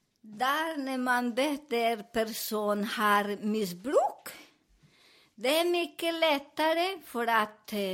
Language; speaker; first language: Swedish; non-native, fluent; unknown